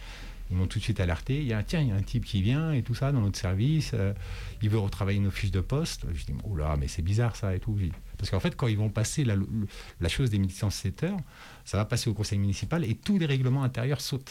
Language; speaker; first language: French; native; French